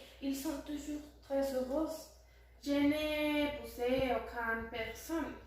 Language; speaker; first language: French; non-native, learner; Spanish